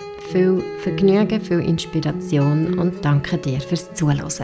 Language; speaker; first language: German; native; German